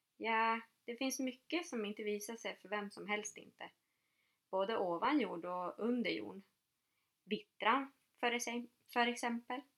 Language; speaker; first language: Swedish; native; Swedish